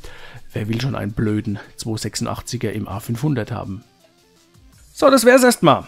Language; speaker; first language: German; native; German